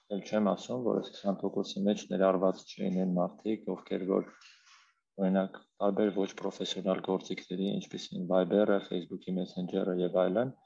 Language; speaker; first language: Armenian; native; Armenian